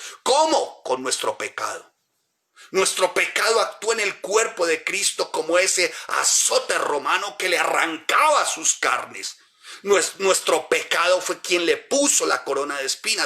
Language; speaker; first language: Spanish; native; Spanish